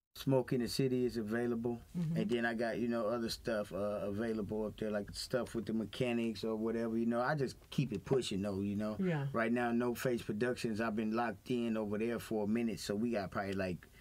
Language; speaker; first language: English; native; English